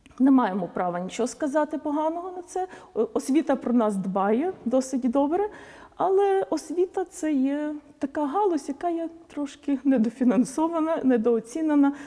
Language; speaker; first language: Ukrainian; non-native, local second language; Polish